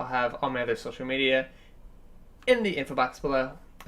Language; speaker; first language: English; native; English